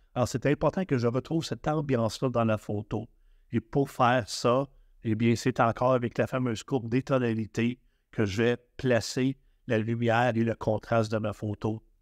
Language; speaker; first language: French; native; French